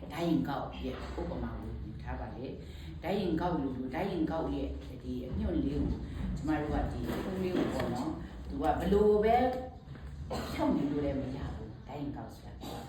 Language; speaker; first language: Burmese; non-native, local second language; Kachin